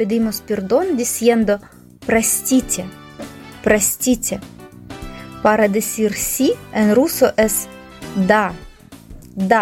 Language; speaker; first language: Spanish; non-native, fluent; Russian